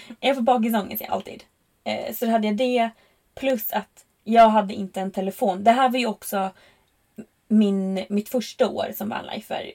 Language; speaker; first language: Swedish; native; Swedish